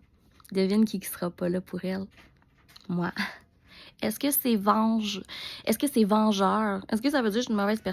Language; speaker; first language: French; native; French